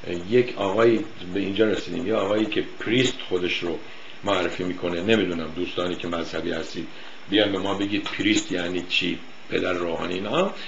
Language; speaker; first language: Persian; native; Persian